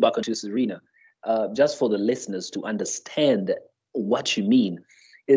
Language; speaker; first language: English; non-native, local second language; Ganda